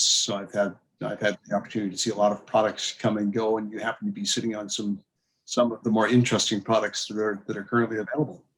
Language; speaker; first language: English; native; English